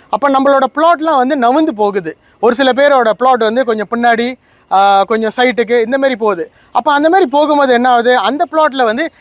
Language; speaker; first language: Tamil; early bilingual, heritage; Tamil